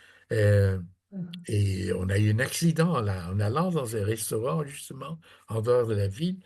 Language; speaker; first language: French; non-native, fluent; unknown